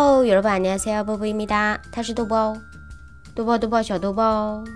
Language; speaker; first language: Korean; non-native, fluent; Chinese